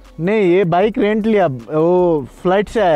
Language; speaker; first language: Hindi; non-native, learner; Bangla